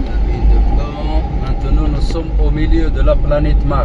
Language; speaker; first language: French; non-native, learner; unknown